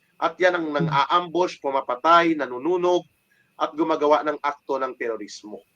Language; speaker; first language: Filipino; non-native, local second language; Hiligaynon